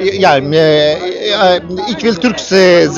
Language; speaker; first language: Dutch; non-native, learner; Turkish